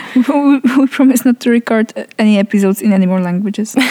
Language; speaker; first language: English; non-native, fluent; Polish